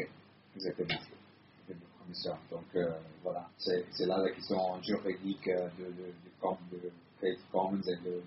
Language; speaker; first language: French; non-native, fluent; Italian